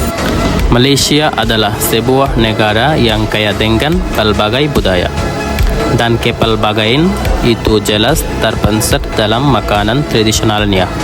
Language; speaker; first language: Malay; non-native, learner; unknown